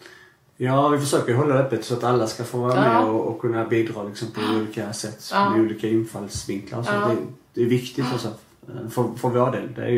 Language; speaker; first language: Swedish; native; Swedish